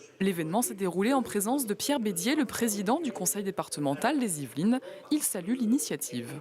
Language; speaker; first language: French; native; French